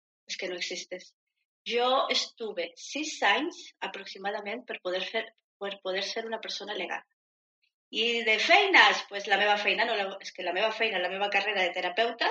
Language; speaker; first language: Catalan; non-native, fluent; Spanish